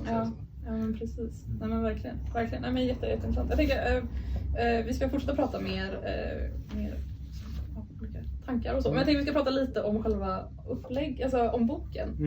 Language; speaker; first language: Swedish; native; Swedish